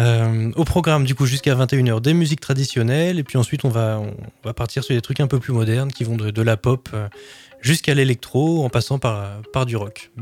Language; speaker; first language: French; native; French